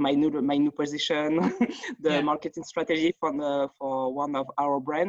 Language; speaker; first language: English; non-native, fluent; French